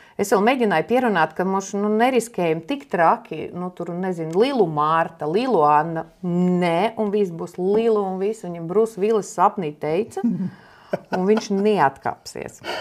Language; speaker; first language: Latvian; non-native, local second language; Russian